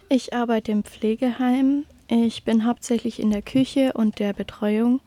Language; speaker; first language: German; native; German